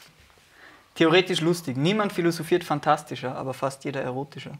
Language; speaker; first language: German; native; German